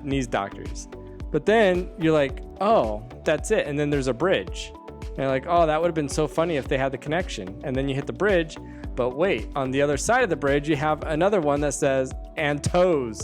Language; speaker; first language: English; native; English